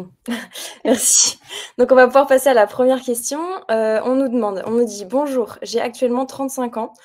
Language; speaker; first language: French; native; French